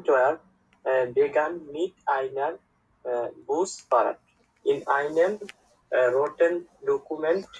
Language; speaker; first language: German; non-native, learner; Bangla